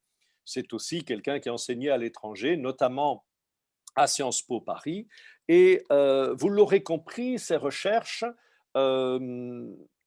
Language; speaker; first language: French; native; French